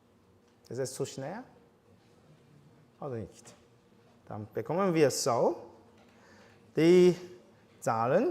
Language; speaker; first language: German; non-native, learner; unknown